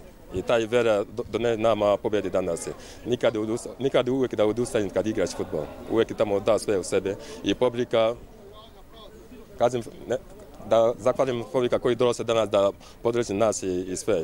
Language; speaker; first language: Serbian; non-native, learner; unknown